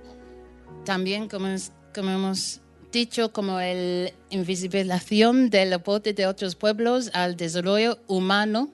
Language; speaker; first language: Spanish; non-native, fluent; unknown